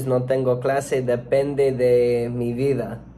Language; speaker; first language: Spanish; non-native, learner; English